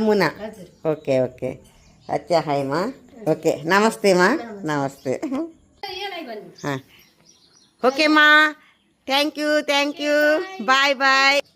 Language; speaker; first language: Hindi; non-native, learner; Telugu